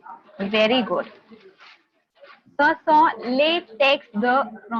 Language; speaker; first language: French; non-native, fluent; Hindi